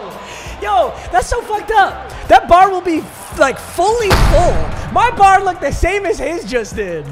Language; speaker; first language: English; native; English